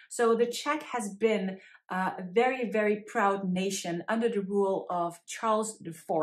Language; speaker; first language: English; non-native, fluent; Dutch